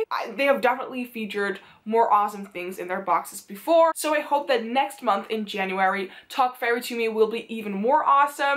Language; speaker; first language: English; non-native, fluent; Dutch